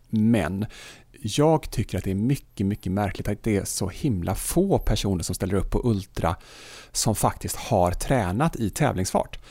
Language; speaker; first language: Swedish; native; Swedish